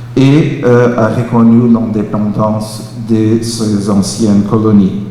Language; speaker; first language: French; non-native, fluent; Portuguese